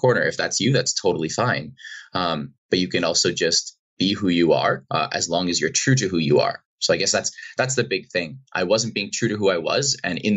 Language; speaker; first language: English; native; English